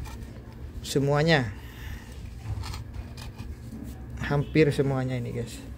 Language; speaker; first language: Indonesian; native; Indonesian